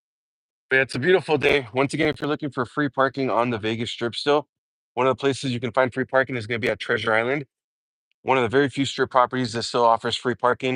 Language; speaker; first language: English; native; English